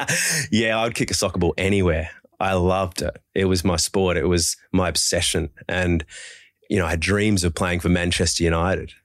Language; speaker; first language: English; native; English